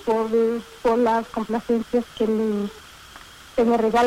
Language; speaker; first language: Spanish; native; Spanish